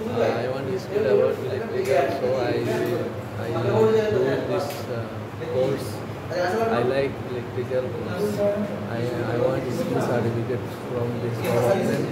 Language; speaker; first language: English; non-native, learner; Bangla